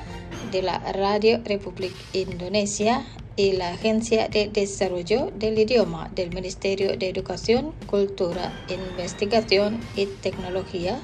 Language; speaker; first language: Spanish; non-native, fluent; Indonesian